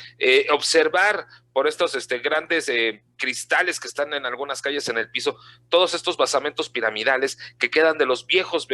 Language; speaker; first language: Spanish; native; Spanish